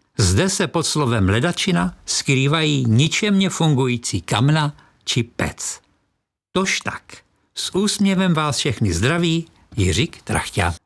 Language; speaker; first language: Czech; native; Czech